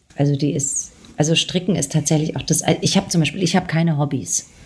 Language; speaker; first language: German; native; German